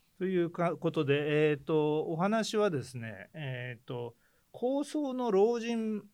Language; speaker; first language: Japanese; native; Japanese